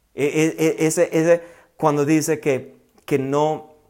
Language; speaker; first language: Spanish; non-native, fluent; English